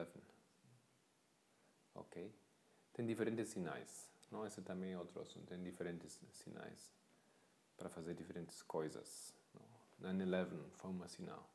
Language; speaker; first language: Portuguese; non-native, fluent; Spanish